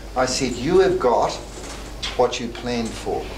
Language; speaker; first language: English; native; English